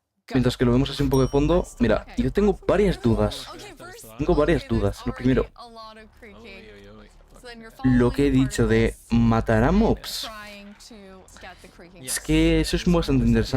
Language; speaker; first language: Spanish; native; Spanish